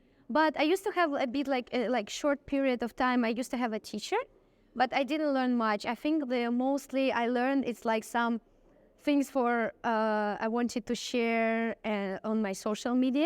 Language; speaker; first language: English; non-native, fluent; Russian